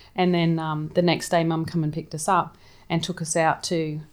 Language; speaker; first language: English; native; English